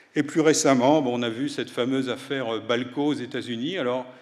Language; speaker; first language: French; native; French